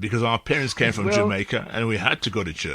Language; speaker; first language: English; native; English